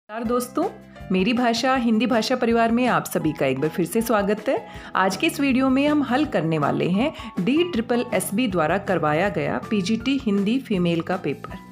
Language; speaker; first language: Hindi; native; Hindi